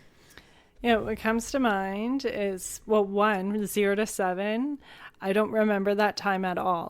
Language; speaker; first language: English; native; English